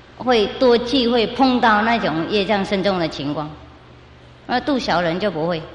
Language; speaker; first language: Chinese; non-native, fluent; Vietnamese